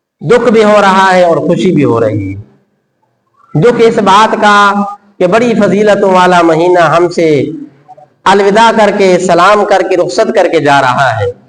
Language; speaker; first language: Urdu; non-native, local second language; Sindhi